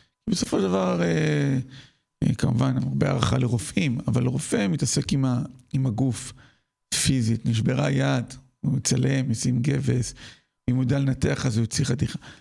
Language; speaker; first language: Hebrew; native; Hebrew